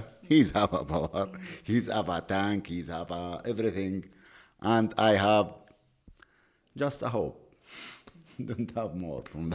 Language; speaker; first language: English; non-native, learner; Arabic